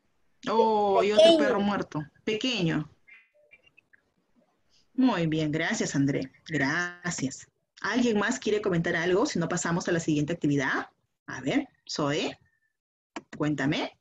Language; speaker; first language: Spanish; native; Spanish